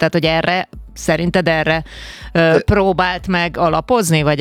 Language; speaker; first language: Hungarian; native; Hungarian